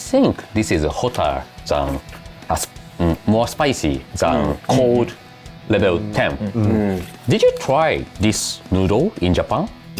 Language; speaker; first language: English; non-native, learner; Japanese